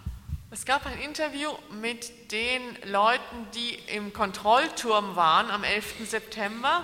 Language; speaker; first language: German; native; German